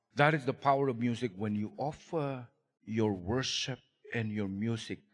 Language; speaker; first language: English; non-native, local second language; Filipino